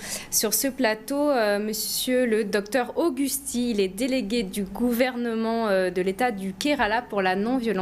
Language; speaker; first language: French; native; French